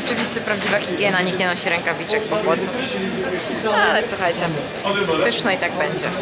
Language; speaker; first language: Polish; native; Polish